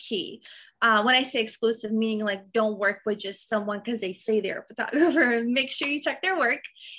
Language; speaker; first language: English; non-native, fluent; Serbian